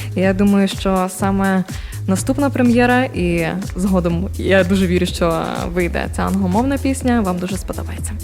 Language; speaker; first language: Ukrainian; native; Ukrainian